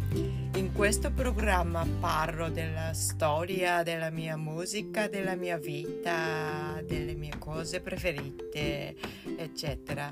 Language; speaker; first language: Italian; non-native, fluent; Japanese